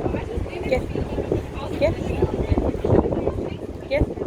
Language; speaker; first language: Turkish; native; Turkish